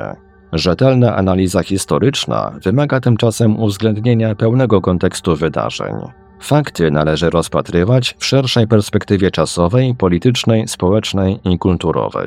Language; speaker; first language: Polish; native; Polish